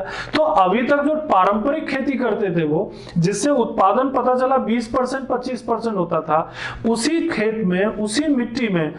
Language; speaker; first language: Hindi; native; Hindi